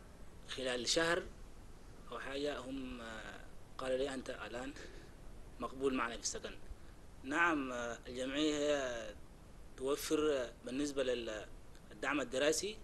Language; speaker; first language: Arabic; non-native, learner; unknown